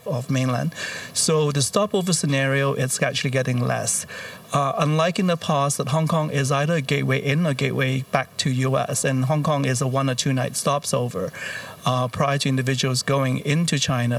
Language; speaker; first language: English; non-native, local second language; Cantonese